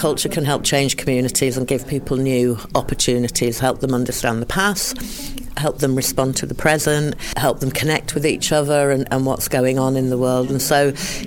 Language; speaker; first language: English; native; English